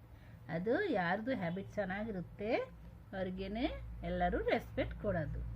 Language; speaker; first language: Kannada; non-native, local second language; Hindi